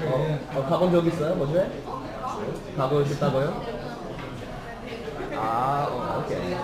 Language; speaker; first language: Korean; non-native, learner; English